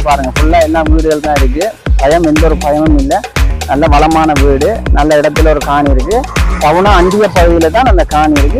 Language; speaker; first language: Tamil; native; Tamil